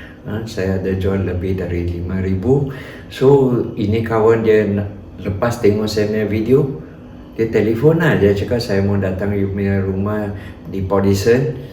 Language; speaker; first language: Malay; non-native, local second language; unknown